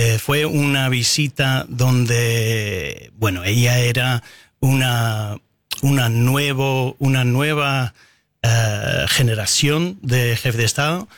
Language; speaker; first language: Spanish; non-native, fluent; English